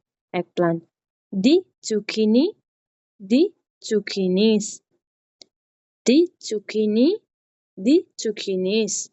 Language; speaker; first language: German; non-native, learner; Nepali